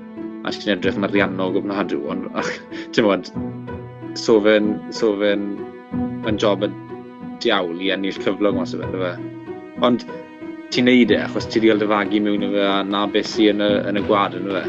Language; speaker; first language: Welsh; native; Welsh